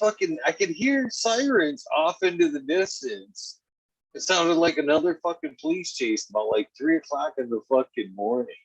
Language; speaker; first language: English; native; English